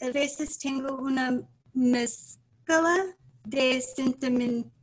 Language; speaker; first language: Spanish; non-native, learner; English